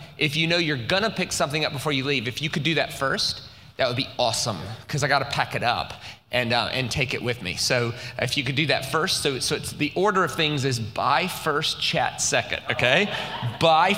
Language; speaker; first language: English; native; English